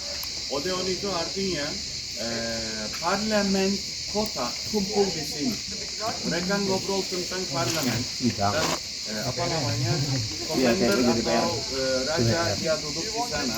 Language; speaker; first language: Indonesian; non-native, learner; Turkish